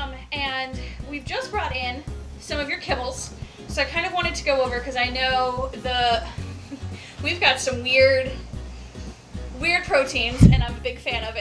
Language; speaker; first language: English; native; English